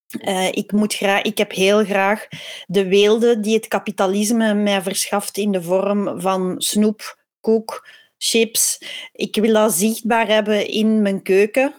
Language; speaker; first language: Dutch; native; Dutch